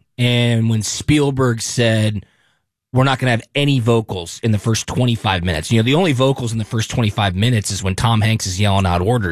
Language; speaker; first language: English; native; English